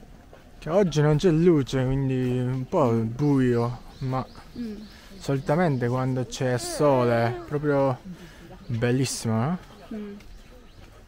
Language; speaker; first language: Italian; non-native, learner; Japanese